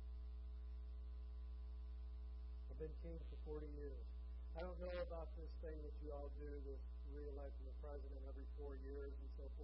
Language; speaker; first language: English; native; English